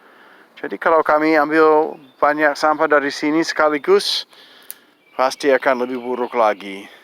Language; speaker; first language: Indonesian; non-native, fluent; English